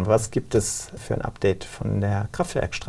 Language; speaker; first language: German; native; German